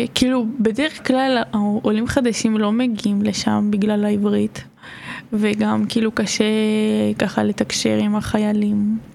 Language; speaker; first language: Hebrew; non-native, fluent; Georgian